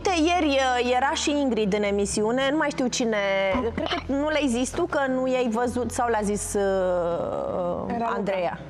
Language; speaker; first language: Romanian; native; Romanian